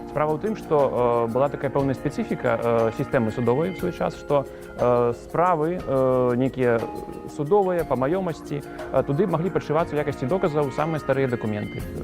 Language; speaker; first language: Belarusian; native; Belarusian